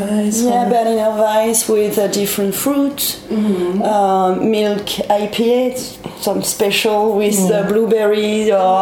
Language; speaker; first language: English; non-native, learner; French